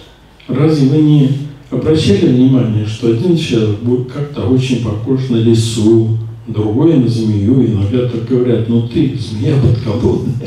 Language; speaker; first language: Czech; non-native, learner; Russian